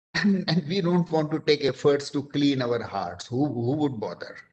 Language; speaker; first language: English; non-native, local second language; Marathi